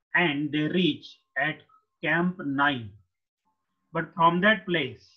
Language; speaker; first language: English; non-native, local second language; Marathi